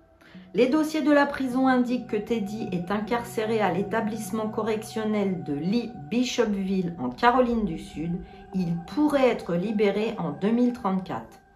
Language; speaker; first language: French; native; French